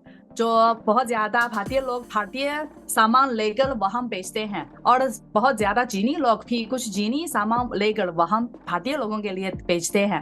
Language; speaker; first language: Hindi; non-native, fluent; Chinese